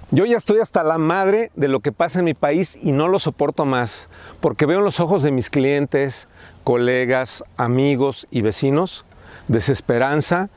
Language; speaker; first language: Spanish; native; Spanish